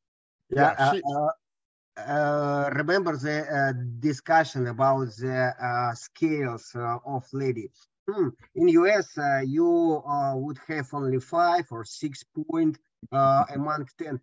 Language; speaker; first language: English; non-native, learner; Russian